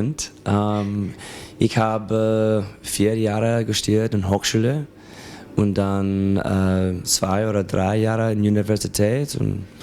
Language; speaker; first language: German; non-native, learner; English